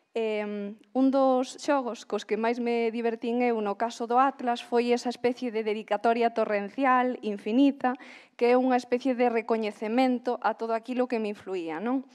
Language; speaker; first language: Galician; native; Galician